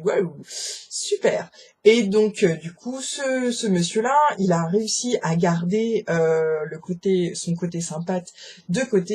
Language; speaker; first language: French; native; French